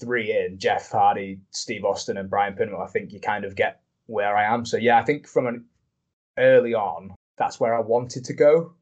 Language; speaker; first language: English; native; English